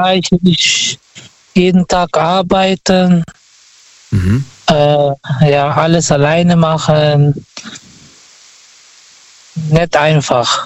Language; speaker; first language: German; non-native, fluent; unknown